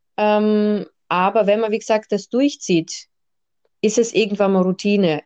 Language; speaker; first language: German; early bilingual, other home language; Russian